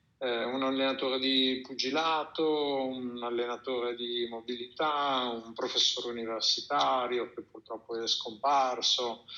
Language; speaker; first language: Italian; native; Italian